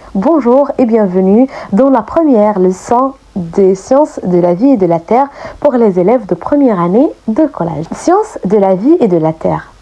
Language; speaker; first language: French; non-native, local second language; Arabic